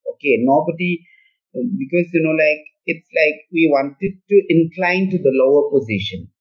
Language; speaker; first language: English; non-native, local second language; Manipuri